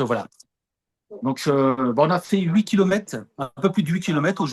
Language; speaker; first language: French; native; French